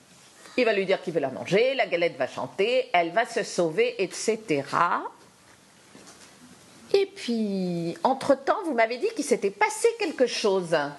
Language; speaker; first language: French; native; French